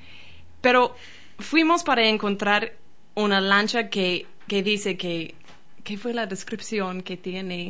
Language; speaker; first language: Spanish; non-native, learner; English